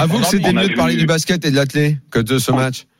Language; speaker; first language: French; native; French